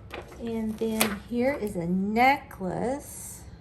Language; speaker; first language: English; native; English